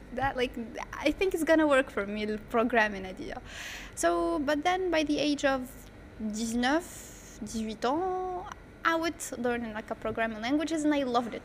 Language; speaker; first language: English; non-native, fluent; Arabic